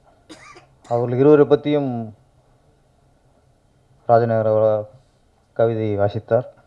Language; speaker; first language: Tamil; native; Tamil